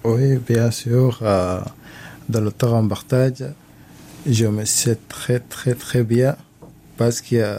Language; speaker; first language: French; non-native, learner; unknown